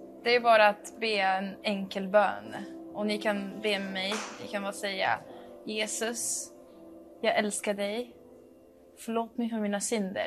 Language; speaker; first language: Swedish; early bilingual, other home language; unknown